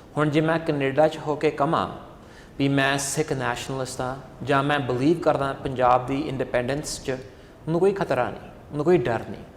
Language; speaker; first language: Punjabi; early bilingual, heritage; Punjabi